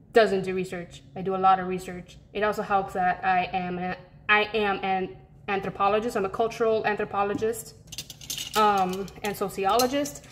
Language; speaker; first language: English; native; English